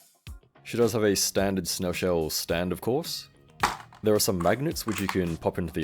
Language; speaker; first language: English; native; English